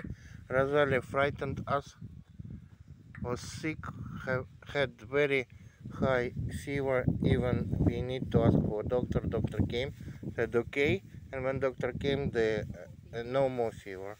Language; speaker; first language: English; non-native, learner; Russian